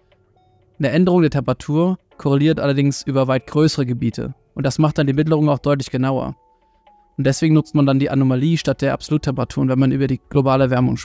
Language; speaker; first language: German; native; German